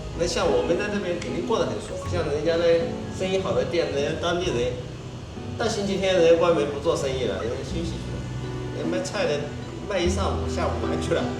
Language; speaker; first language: Chinese; native; Chinese